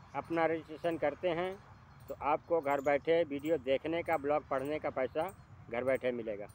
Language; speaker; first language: Hindi; native; Hindi